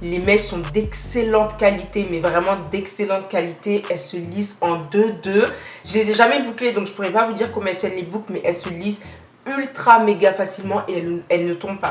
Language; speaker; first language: French; native; French